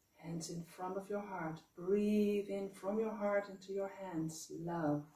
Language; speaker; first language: English; non-native, fluent; Dutch